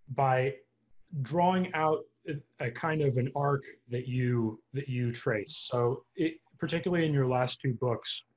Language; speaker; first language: English; native; English